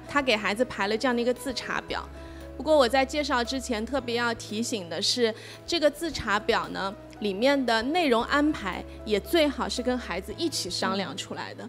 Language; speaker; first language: Chinese; native; Chinese